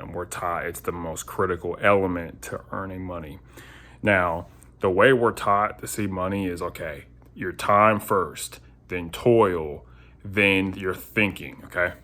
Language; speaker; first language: English; native; English